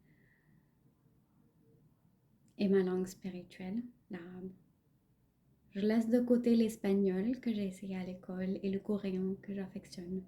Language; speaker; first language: French; non-native, fluent; Punjabi